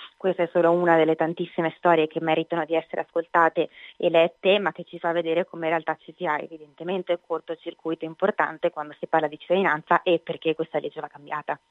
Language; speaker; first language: Italian; native; Italian